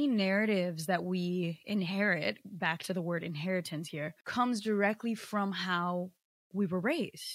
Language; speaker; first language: English; early bilingual, other home language; Portuguese